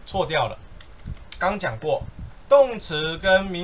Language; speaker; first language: Chinese; native; Chinese